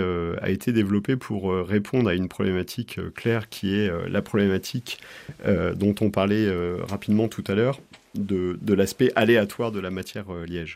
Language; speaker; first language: French; native; French